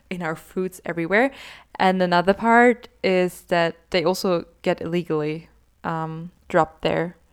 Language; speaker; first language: English; non-native, fluent; German